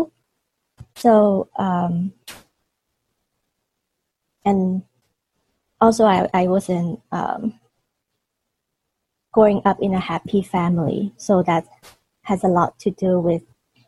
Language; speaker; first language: English; non-native, local second language; Cantonese